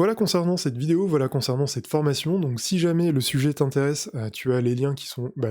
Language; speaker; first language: French; native; French